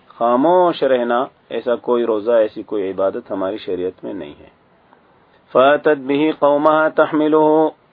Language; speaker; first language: Urdu; native; Urdu